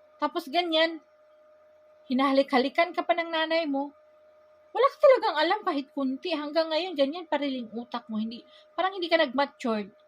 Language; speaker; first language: Filipino; non-native, local second language; Cebuano